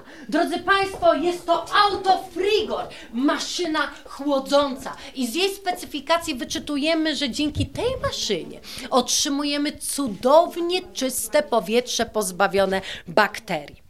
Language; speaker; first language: Polish; native; Polish